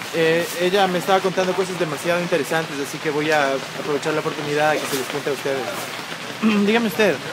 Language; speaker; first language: Spanish; native; Spanish